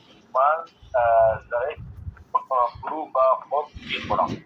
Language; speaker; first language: Persian; non-native, learner; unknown